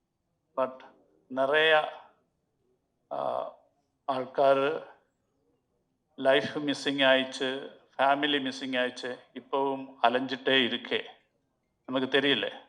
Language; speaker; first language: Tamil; non-native, learner; Malayalam